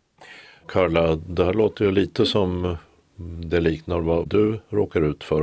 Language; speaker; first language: Swedish; native; Swedish